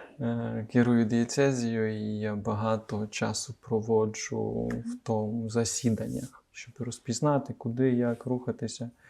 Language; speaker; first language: Ukrainian; native; Ukrainian